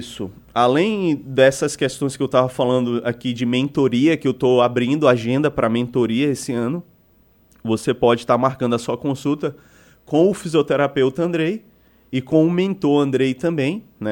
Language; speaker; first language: Portuguese; native; Portuguese